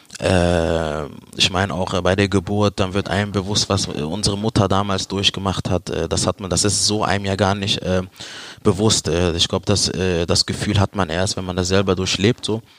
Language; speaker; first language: German; early bilingual, other home language; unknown